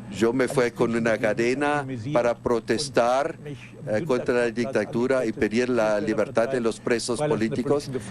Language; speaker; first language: Spanish; non-native, fluent; German